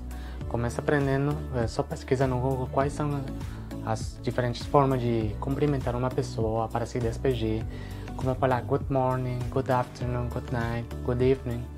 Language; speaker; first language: Portuguese; non-native, fluent; Spanish